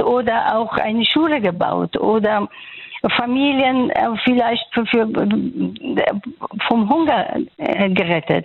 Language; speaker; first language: German; non-native, fluent; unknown